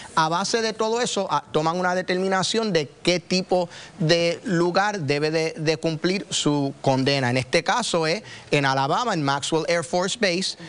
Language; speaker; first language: Spanish; native; Spanish